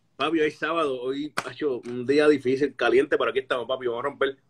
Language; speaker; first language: Spanish; native; Spanish